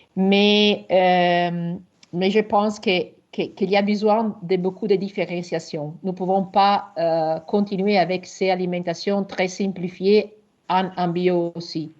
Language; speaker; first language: French; non-native, learner; Italian